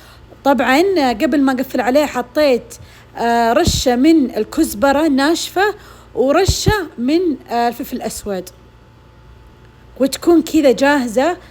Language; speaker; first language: Arabic; native; Arabic